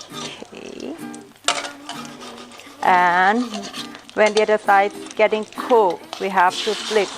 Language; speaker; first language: English; non-native, fluent; Thai